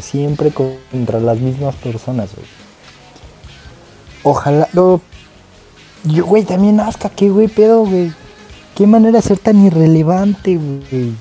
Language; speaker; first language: Spanish; native; Spanish